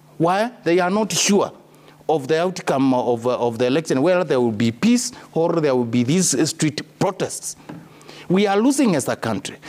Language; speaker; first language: English; non-native, local second language; Kamba